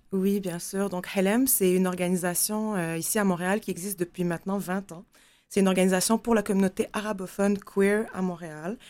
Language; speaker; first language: French; non-native, local second language; Arabic